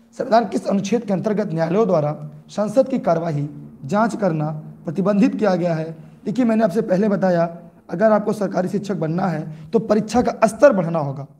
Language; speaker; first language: Hindi; native; Hindi